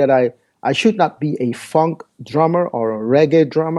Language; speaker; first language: English; non-native, fluent; Dutch